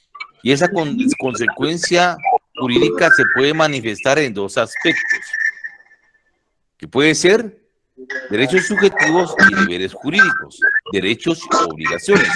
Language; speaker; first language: Spanish; native; Spanish